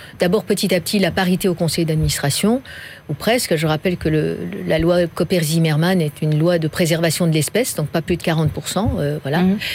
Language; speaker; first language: French; non-native, fluent; Persian